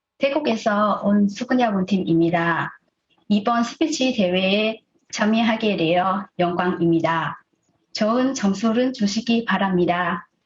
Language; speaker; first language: Korean; non-native, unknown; Thai